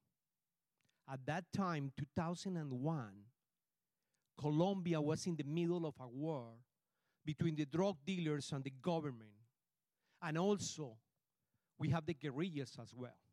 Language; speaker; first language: English; non-native, fluent; Spanish